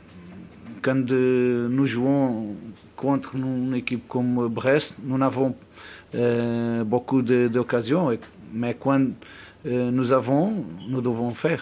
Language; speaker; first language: French; non-native, learner; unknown